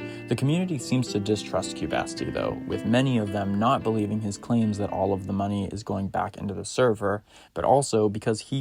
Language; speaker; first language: English; native; English